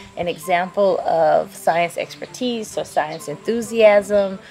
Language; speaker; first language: English; native; English